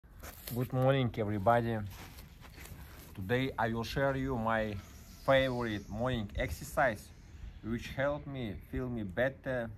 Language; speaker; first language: English; non-native, learner; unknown